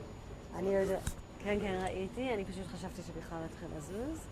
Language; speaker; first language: Hebrew; native; Hebrew